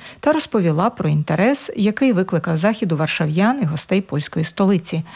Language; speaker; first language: Ukrainian; native; Ukrainian